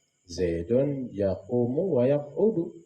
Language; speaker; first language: Arabic; non-native, fluent; Indonesian